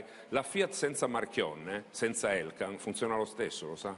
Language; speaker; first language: Italian; native; Italian